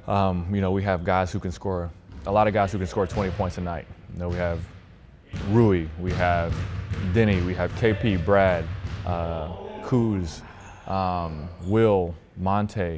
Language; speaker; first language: English; native; English